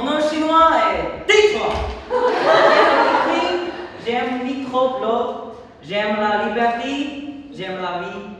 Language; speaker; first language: French; non-native, learner; Chinese